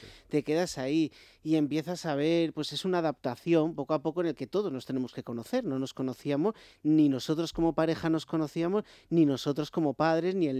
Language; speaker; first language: Spanish; native; Spanish